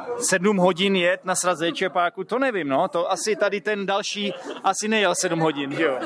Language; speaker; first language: Czech; native; Czech